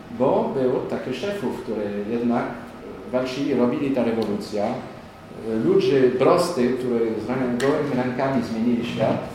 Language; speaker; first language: Polish; non-native, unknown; French